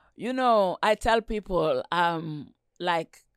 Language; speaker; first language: English; non-native, local second language; Wolof